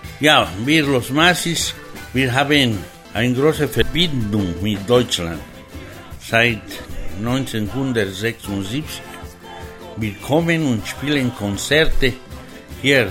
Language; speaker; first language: German; non-native, learner; Spanish